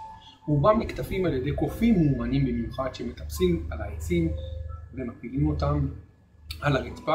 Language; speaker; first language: Hebrew; native; Hebrew